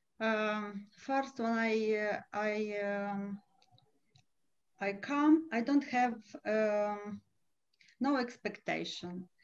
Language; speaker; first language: English; non-native, learner; Romanian